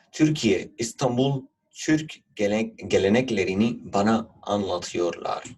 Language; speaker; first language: Turkish; non-native, fluent; Urdu